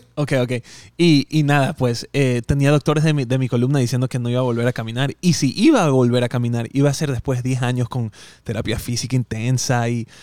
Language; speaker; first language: Spanish; native; Spanish